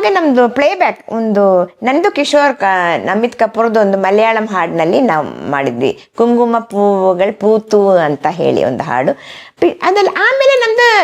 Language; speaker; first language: Kannada; non-native, local second language; Malayalam